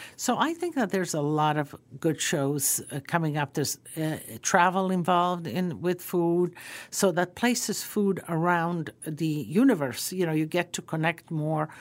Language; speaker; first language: English; early bilingual, other home language; Croatian